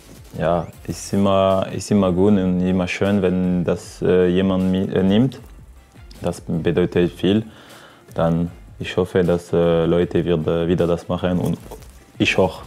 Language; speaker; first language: German; non-native, learner; French